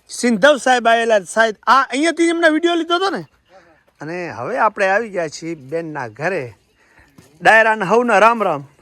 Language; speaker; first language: Gujarati; native; Gujarati